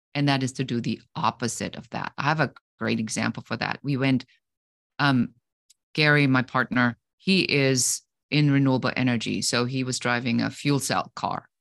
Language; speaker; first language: English; non-native, fluent; German